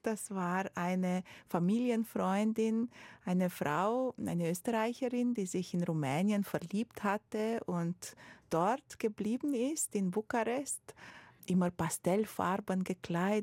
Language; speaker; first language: German; non-native, fluent; Romanian